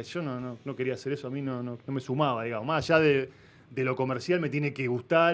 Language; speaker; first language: Spanish; native; Spanish